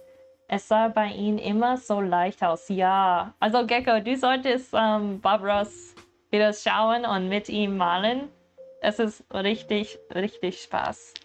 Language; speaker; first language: German; non-native, learner; English